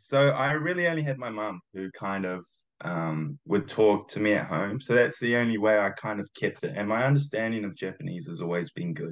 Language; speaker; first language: English; early bilingual, other home language; Japanese